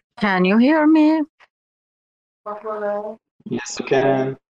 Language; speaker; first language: English; non-native, learner; Persian